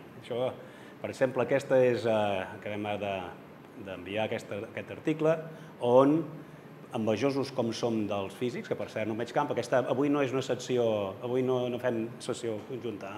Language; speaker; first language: Catalan; native; Catalan